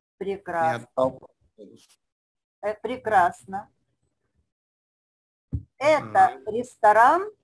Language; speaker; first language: Russian; non-native, fluent; Spanish